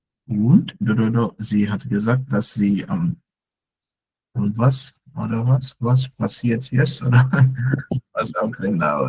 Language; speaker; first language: German; non-native, fluent; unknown